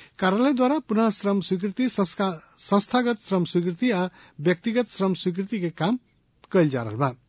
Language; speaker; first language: Bhojpuri; non-native, local second language; Nepali